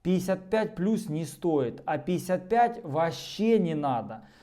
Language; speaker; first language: Russian; non-native, local second language; Ukrainian